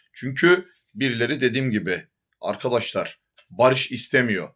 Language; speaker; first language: Turkish; native; Turkish